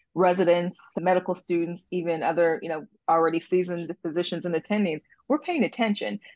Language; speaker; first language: English; native; English